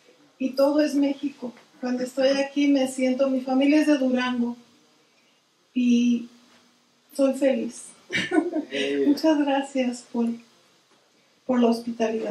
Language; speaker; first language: Spanish; early bilingual, heritage; Spanish